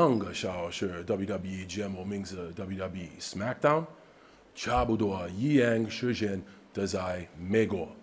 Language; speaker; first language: Chinese; non-native, learner; English